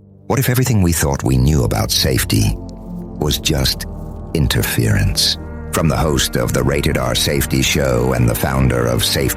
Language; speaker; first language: English; native; English